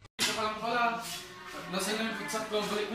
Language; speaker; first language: Filipino; native; Filipino